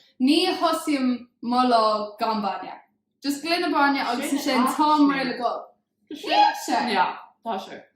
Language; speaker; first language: Irish; non-native, local second language; English